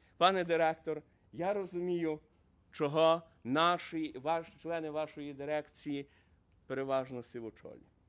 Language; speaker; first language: Ukrainian; native; Ukrainian